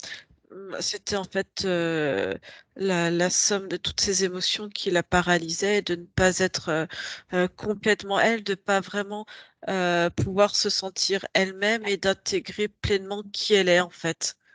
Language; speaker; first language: French; native; French